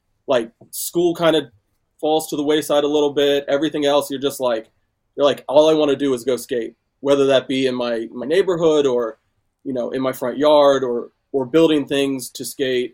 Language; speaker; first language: English; native; English